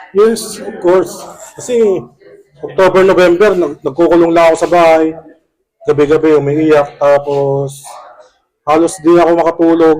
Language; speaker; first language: Filipino; native; Filipino